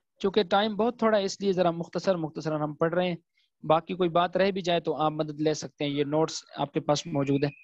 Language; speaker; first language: Urdu; native; Urdu